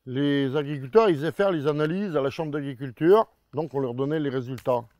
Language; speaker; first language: French; native; French